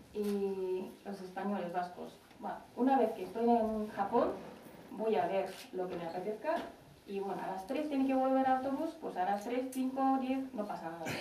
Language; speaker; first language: Spanish; non-native, fluent; Japanese